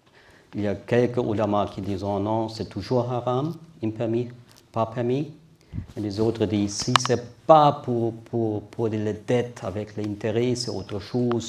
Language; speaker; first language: French; non-native, learner; German